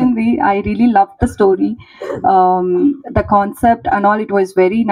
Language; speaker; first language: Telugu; non-native, learner; Tamil